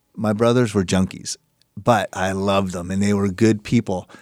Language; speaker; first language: English; native; English